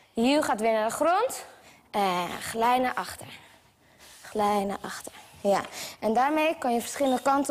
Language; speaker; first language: Dutch; native; Dutch